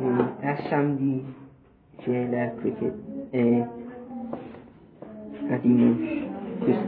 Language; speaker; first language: French; non-native, learner; English